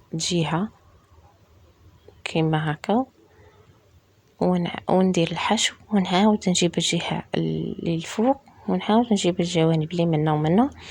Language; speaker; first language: Arabic; native; Arabic